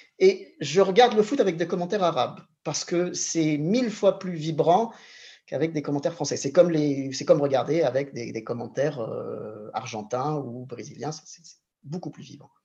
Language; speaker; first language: French; native; French